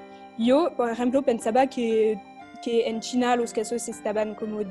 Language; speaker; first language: Spanish; non-native, fluent; French